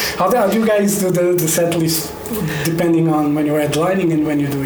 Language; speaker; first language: English; non-native, fluent; Portuguese